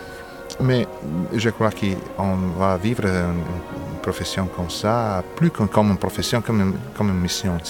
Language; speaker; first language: French; non-native, fluent; Italian